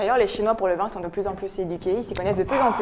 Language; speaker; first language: French; native; French